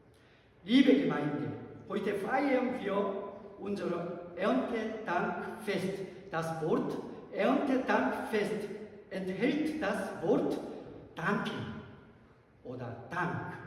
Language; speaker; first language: German; non-native, learner; Korean